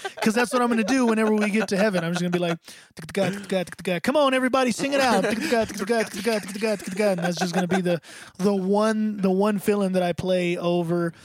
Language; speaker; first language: English; native; English